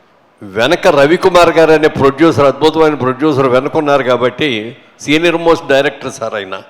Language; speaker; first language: Telugu; native; Telugu